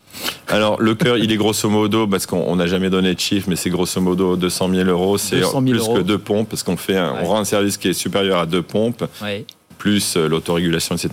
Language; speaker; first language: French; native; French